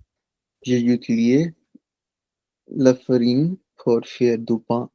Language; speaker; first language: French; non-native, learner; Punjabi